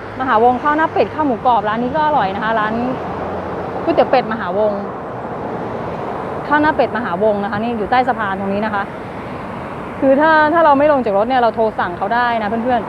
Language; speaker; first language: Thai; native; Thai